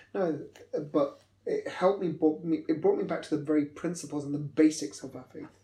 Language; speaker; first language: English; native; English